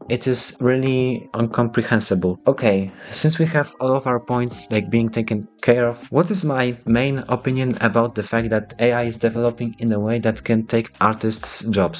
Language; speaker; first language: English; non-native, fluent; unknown